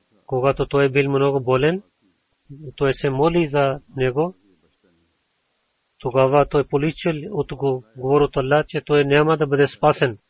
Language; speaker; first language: Bulgarian; non-native, learner; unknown